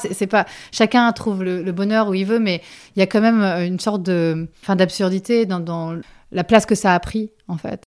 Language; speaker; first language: French; native; French